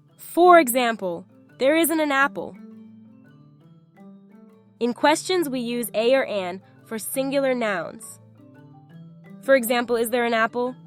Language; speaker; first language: English; non-native, fluent; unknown